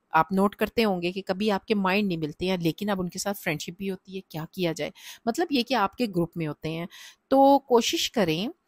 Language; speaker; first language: Urdu; native; Urdu